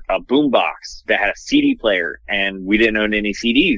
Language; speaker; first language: English; native; English